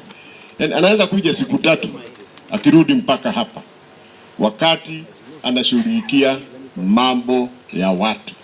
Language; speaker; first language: Swahili; non-native, local second language; Meru